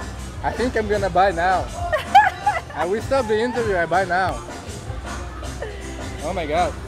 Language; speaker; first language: English; non-native, learner; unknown